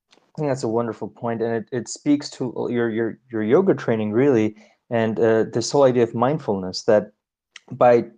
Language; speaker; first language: English; early bilingual, other home language; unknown